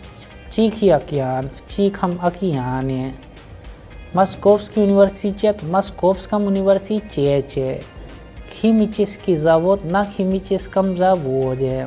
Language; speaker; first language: Russian; non-native, fluent; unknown